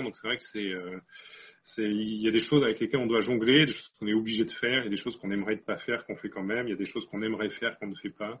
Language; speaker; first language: French; native; French